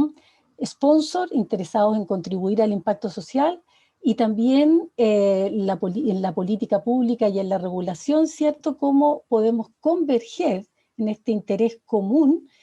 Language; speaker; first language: Spanish; native; Spanish